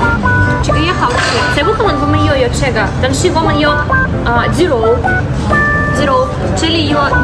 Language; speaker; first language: Chinese; non-native, learner; Ukrainian